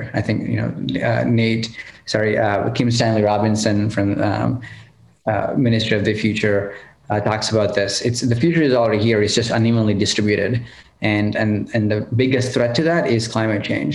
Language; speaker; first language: English; non-native, local second language; Telugu